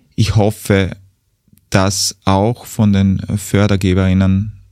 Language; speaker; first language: German; native; German